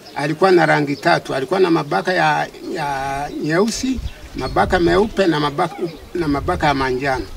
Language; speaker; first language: Swahili; non-native, local second language; Sukuma